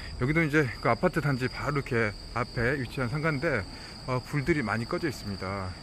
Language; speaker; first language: Korean; native; Korean